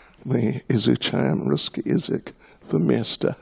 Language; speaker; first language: Russian; non-native, learner; English